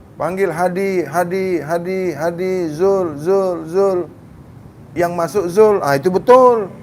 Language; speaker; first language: Malay; native; Malay